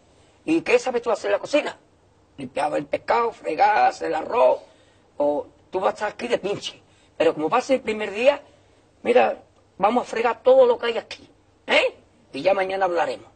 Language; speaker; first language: Spanish; native; Spanish